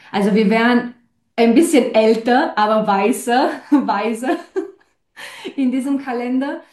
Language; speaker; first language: German; non-native, fluent; Romanian